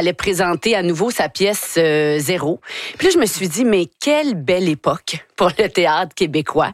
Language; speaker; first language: French; native; French